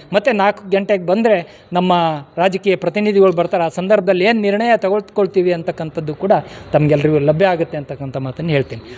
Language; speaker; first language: Kannada; non-native, local second language; Lambadi